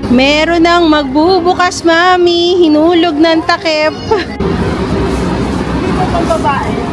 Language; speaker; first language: Filipino; native; Filipino